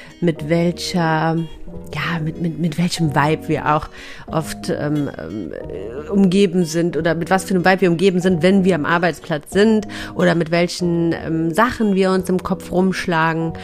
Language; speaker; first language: German; native; German